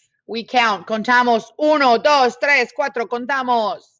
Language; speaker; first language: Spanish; non-native, fluent; English